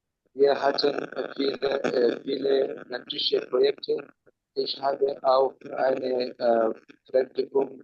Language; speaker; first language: German; non-native, learner; Urdu